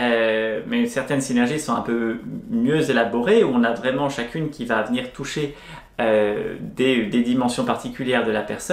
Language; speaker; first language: French; native; French